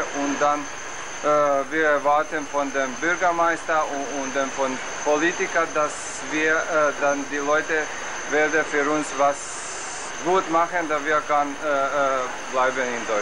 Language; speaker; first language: German; non-native, learner; Bosnian